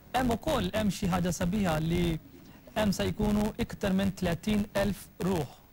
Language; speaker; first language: Maltese; non-native, fluent; Urdu